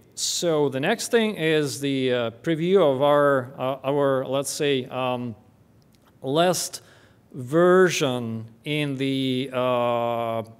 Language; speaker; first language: English; non-native, fluent; Russian